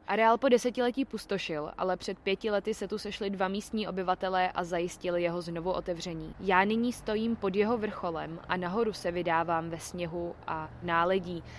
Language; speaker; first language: Czech; native; Czech